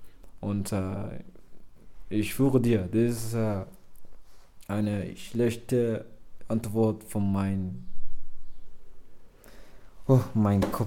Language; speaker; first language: German; non-native, learner; Arabic